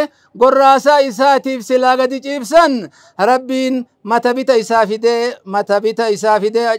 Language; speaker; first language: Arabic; non-native, fluent; Oromo